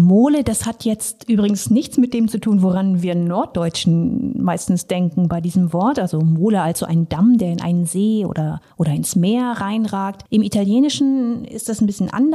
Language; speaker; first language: German; native; German